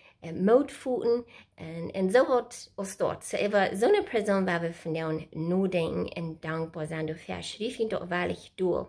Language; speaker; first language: German; non-native, learner; Plautdietsch